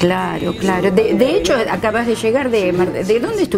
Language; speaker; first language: Spanish; native; Spanish